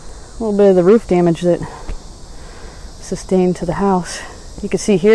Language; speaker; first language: English; native; English